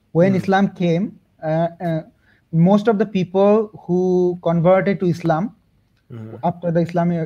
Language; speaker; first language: English; non-native, local second language; Bangla